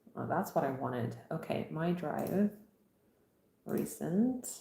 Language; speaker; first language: English; non-native, fluent; Italian